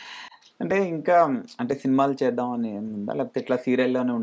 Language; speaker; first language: Telugu; native; Telugu